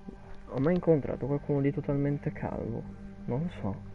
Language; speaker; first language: Italian; native; Italian